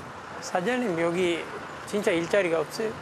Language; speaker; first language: Korean; non-native, learner; Sinhala